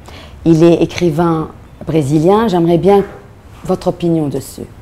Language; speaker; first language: French; non-native, local second language; Arabic